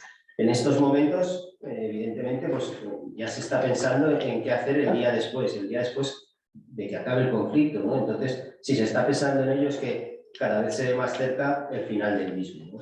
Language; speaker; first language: Spanish; native; Spanish